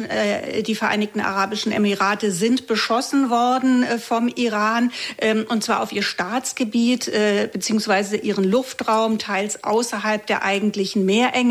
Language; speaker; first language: German; native; German